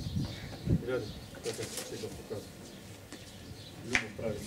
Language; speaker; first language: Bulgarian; non-native, learner; Russian